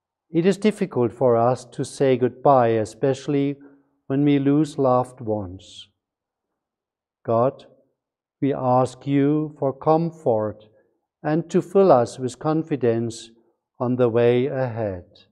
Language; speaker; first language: English; non-native, fluent; German